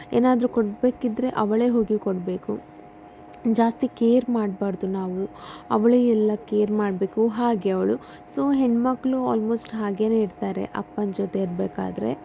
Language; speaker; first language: Kannada; non-native, local second language; Tulu